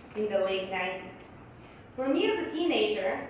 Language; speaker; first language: English; early bilingual, other home language; Bulgarian